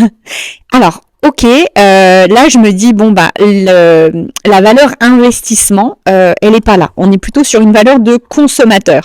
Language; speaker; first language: French; native; French